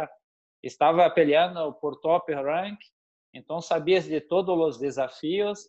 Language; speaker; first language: Spanish; non-native, learner; Portuguese